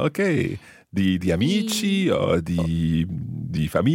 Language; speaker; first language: Italian; non-native, fluent; English